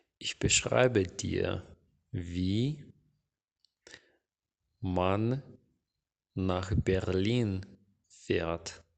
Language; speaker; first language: German; non-native, fluent; Ukrainian